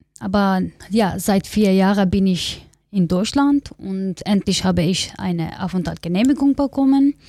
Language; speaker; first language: German; non-native, learner; Kurdish